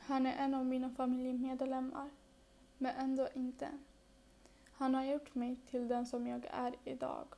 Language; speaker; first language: Swedish; early bilingual, other home language; Bangla